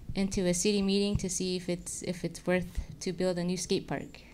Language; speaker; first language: English; native; English